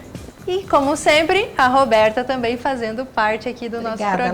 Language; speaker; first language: Portuguese; native; Portuguese